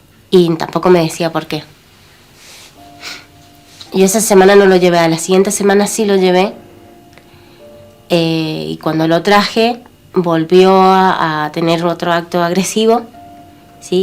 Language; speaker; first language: Spanish; native; Spanish